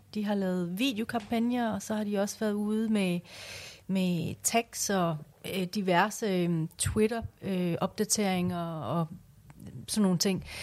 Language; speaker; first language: Danish; early bilingual, other home language; Persian